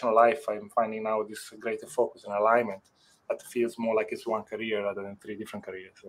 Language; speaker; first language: English; non-native, fluent; Italian